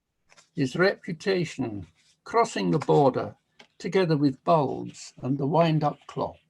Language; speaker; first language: English; native; English